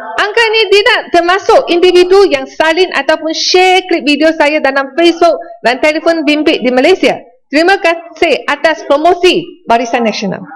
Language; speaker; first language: Malay; non-native, local second language; Chinese